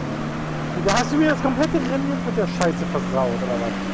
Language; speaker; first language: German; native; German